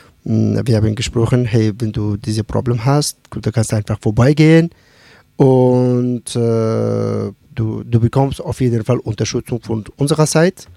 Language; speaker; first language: German; non-native, learner; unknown